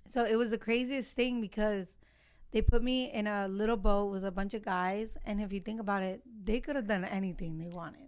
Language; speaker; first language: English; early bilingual, other home language; Spanish